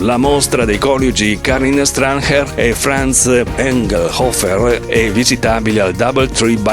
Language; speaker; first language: Italian; native; Italian